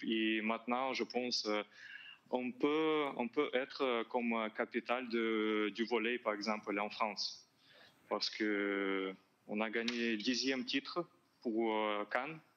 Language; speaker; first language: French; non-native, learner; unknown